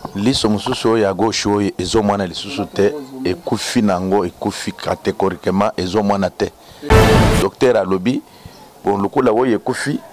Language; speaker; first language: Lingala; native; Lingala